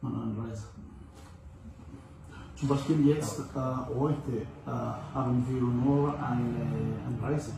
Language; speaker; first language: German; non-native, learner; Malagasy